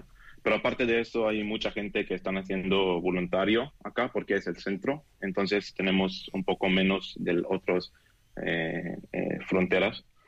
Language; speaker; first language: Spanish; non-native, learner; Hebrew